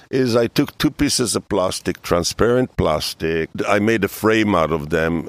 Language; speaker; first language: English; early bilingual, other home language; Hebrew